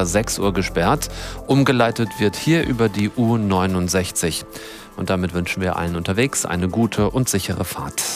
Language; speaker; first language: German; native; German